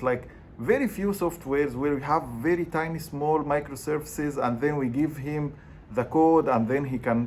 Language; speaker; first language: English; non-native, fluent; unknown